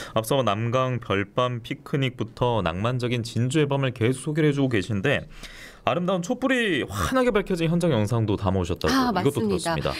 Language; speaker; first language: Korean; native; Korean